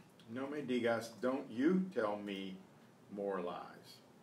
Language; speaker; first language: English; native; English